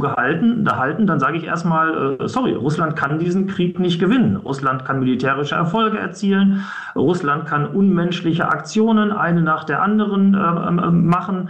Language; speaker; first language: German; native; German